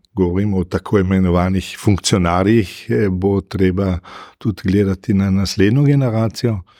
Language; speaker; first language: Slovenian; native; Slovenian